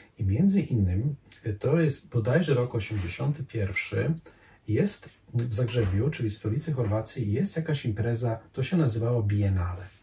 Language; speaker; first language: Polish; non-native, fluent; Croatian